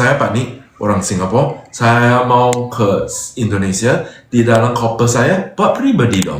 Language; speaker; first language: Indonesian; non-native, fluent; English